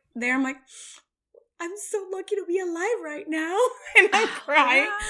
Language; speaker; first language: English; non-native, fluent; Spanish